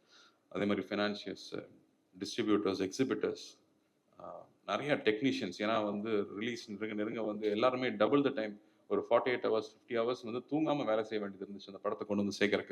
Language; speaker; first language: Tamil; native; Tamil